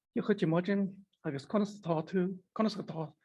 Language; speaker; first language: French; non-native, learner; English